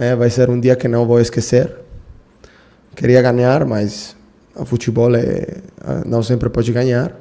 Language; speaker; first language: Portuguese; non-native, fluent; Italian